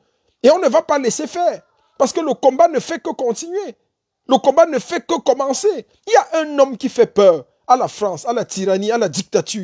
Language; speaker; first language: French; native; French